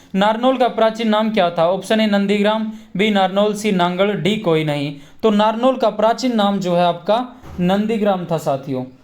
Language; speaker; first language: Hindi; native; Hindi